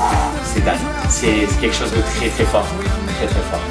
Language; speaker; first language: French; native; French